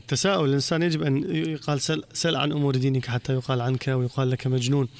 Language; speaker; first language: Arabic; native; Arabic